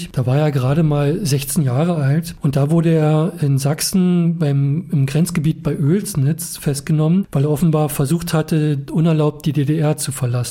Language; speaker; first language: German; native; German